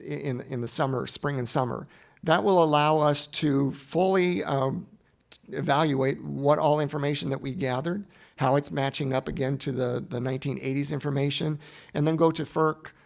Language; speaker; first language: English; native; English